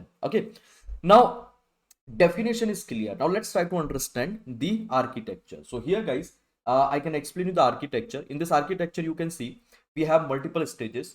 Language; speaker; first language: English; non-native, local second language; Hindi